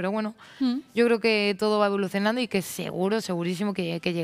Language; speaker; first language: Spanish; native; Spanish